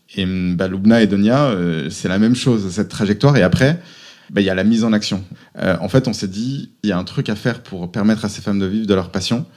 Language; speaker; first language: French; native; French